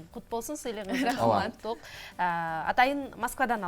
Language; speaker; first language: Kyrgyz; native; Kyrgyz